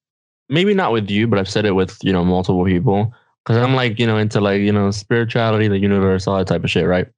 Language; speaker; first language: English; non-native, fluent; Spanish